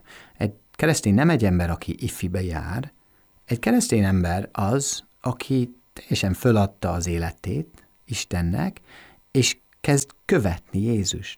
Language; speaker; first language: Hungarian; non-native, fluent; English